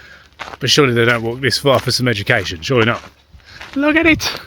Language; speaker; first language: English; native; English